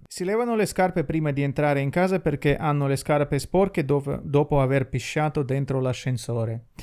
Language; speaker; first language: Italian; non-native, fluent; Russian